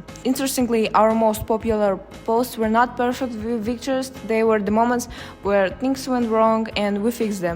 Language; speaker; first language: English; non-native, fluent; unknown